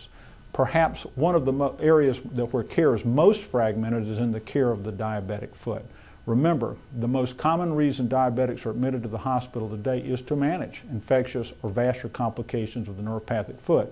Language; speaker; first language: English; native; English